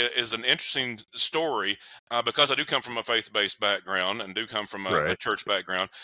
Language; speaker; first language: English; native; English